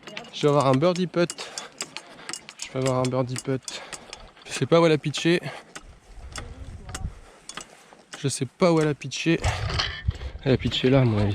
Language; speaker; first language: French; native; French